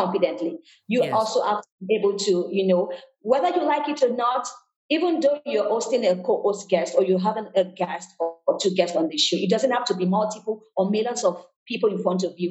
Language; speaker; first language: English; non-native, local second language; Yoruba